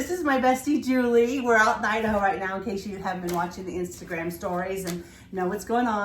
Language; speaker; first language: English; native; English